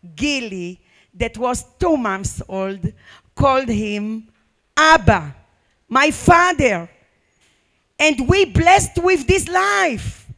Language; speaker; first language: English; non-native, learner; Arabic